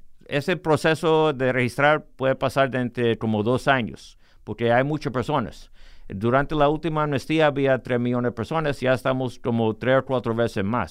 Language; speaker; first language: Spanish; early bilingual, heritage; English